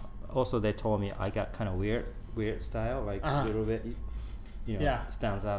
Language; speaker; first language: English; non-native, learner; Japanese